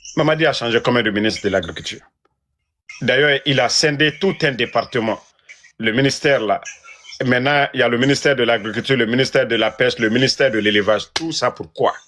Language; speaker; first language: French; non-native, local second language; Mandingo